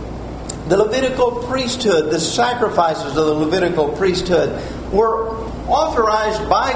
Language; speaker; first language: English; native; English